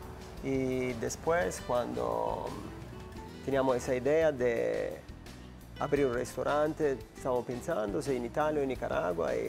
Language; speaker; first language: Spanish; non-native, learner; Italian